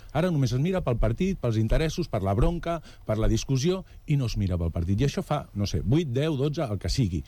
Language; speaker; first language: Catalan; native; Catalan